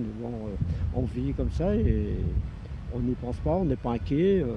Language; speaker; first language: French; native; French